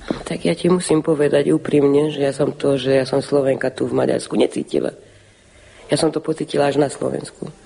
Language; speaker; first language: Slovak; early bilingual, heritage; Slovak